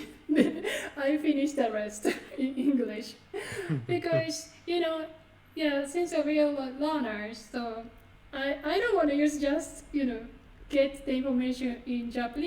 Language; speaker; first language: English; non-native, fluent; Japanese